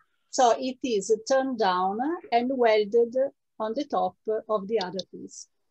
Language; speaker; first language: English; non-native, fluent; Italian